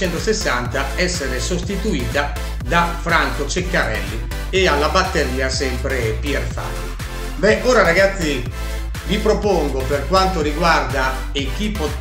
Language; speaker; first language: Italian; native; Italian